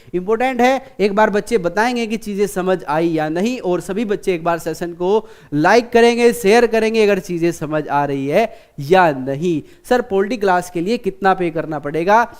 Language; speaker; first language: Hindi; native; Hindi